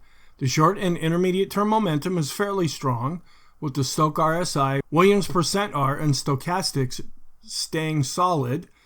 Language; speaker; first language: English; native; English